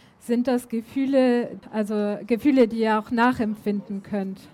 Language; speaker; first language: German; native; German